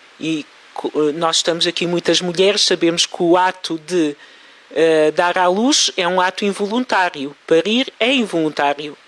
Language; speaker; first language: Portuguese; early bilingual, other home language; Kabuverdianu